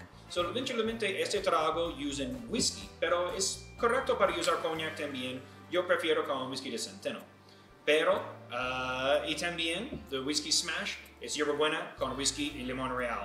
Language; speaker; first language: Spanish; non-native, learner; English